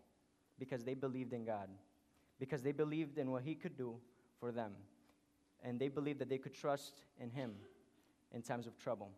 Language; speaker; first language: English; non-native, fluent; Spanish